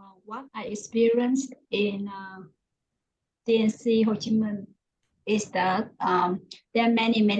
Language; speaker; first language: English; non-native, learner; Vietnamese